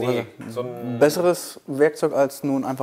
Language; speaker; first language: German; native; German